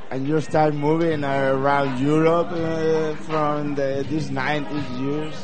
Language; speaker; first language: English; non-native, learner; Spanish